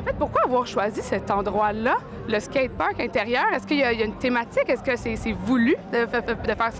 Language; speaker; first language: French; native; French